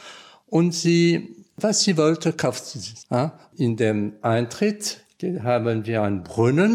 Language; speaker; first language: German; non-native, learner; French